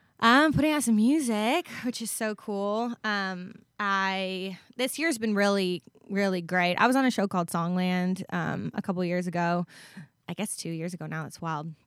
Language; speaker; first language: English; native; English